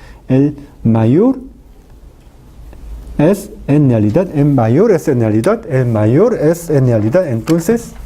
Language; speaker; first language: Spanish; non-native, fluent; Korean